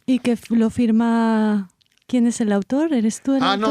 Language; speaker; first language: Spanish; native; Spanish